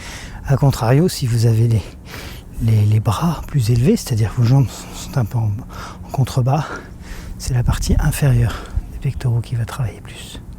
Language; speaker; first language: French; native; French